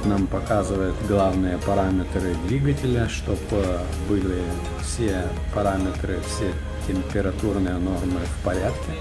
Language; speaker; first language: Russian; native; Russian